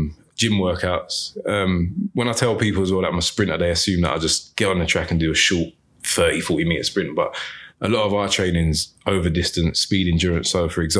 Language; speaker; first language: English; native; English